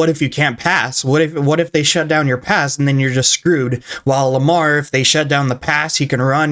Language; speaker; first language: English; native; English